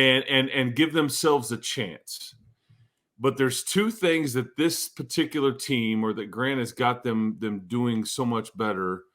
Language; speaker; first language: English; native; English